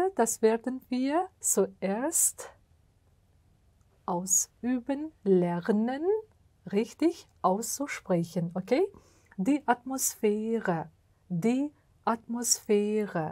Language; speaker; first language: German; non-native, fluent; Uzbek